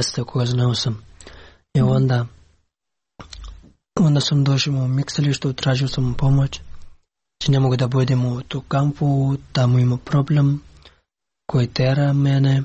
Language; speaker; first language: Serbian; non-native, learner; Pashto